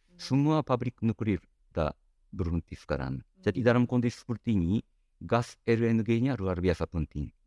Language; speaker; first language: Indonesian; non-native, fluent; Japanese